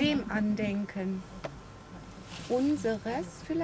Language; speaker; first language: German; native; German